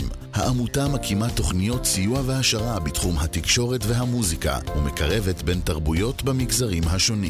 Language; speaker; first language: Hebrew; native; Hebrew